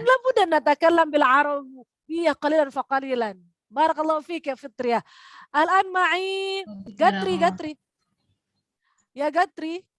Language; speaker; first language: Arabic; non-native, fluent; Indonesian